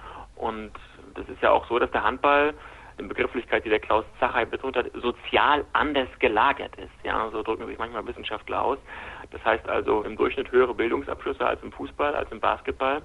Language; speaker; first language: German; native; German